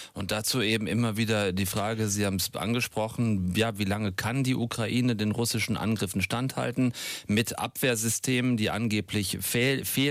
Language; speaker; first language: German; native; German